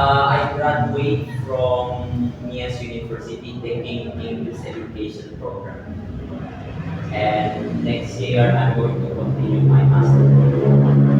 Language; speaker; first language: English; non-native, fluent; Indonesian